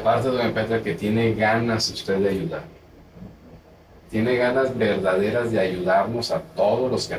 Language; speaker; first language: Spanish; native; Spanish